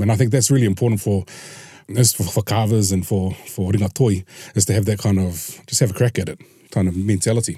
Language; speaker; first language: English; native; English